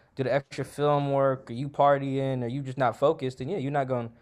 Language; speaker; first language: English; native; English